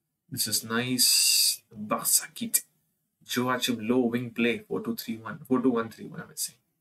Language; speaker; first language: English; non-native, local second language; Hindi